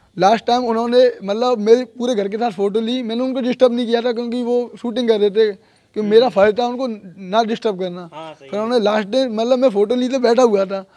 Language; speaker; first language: Hindi; native; Hindi